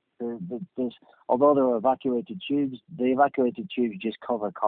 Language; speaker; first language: English; native; English